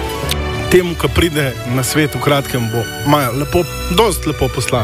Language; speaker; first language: Slovenian; native; Slovenian